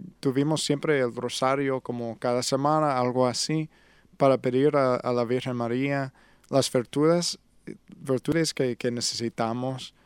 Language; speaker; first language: Spanish; non-native, learner; English